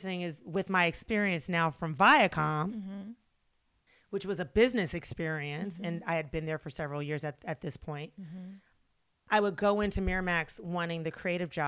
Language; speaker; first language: English; native; English